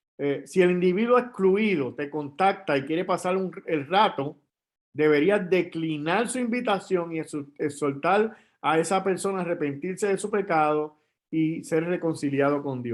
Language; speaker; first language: Spanish; native; Spanish